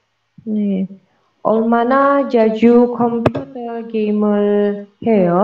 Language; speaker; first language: Korean; non-native, learner; Indonesian